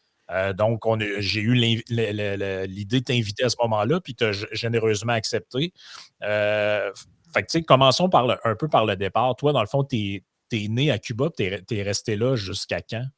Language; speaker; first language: French; native; French